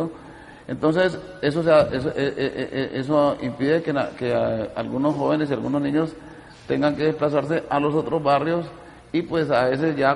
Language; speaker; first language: Spanish; native; Spanish